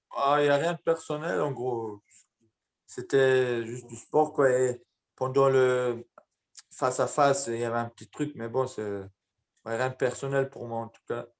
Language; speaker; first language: French; early bilingual, other home language; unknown